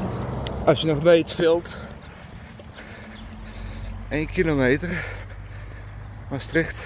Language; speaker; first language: Dutch; native; Dutch